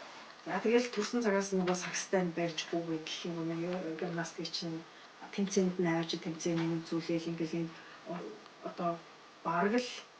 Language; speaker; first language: Mongolian; native; Mongolian